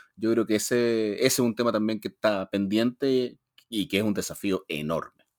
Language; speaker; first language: Spanish; native; Spanish